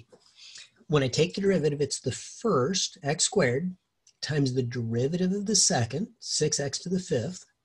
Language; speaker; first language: English; native; English